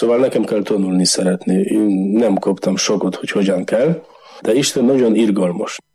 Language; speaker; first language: Hungarian; non-native, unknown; Polish